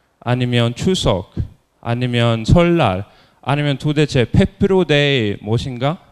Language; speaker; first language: Korean; non-native, fluent; Norwegian